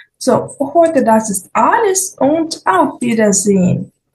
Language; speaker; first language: German; non-native, fluent; Ukrainian